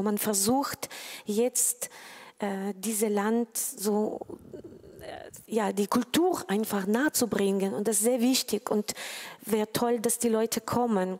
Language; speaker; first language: German; non-native, fluent; Ukrainian